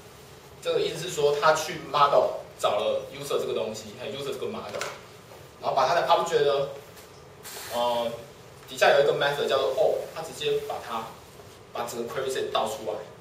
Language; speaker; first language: Chinese; native; Chinese